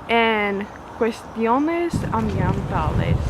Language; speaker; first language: Spanish; non-native, fluent; English